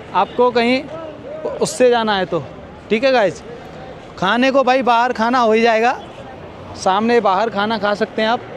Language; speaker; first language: Hindi; native; Hindi